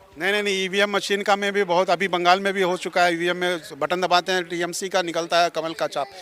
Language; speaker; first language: Hindi; non-native, local second language; Malayalam